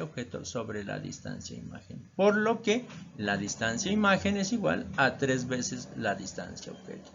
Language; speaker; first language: Spanish; native; Spanish